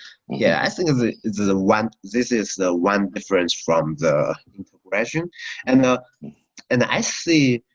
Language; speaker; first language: English; non-native, learner; Chinese